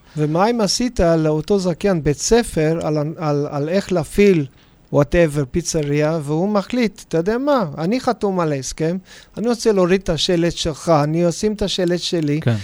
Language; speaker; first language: Hebrew; non-native, fluent; English